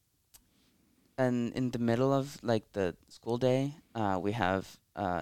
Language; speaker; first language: English; non-native, fluent; Italian